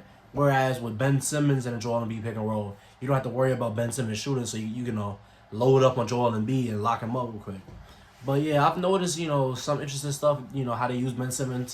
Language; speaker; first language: English; native; English